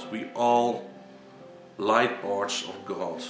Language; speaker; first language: English; non-native, learner; Dutch